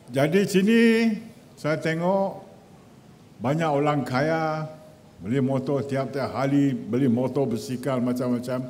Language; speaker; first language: Malay; native; Malay